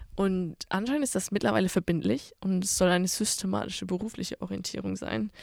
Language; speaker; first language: German; native; German